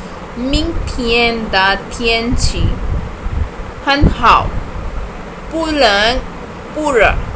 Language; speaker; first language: Chinese; non-native, fluent; Urdu